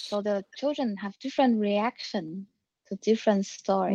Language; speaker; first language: English; non-native, learner; Chinese